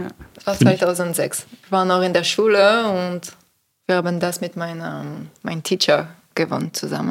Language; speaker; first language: German; non-native, learner; French